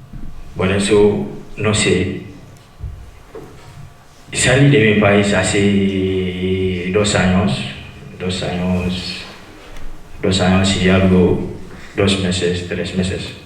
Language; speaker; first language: Spanish; non-native, fluent; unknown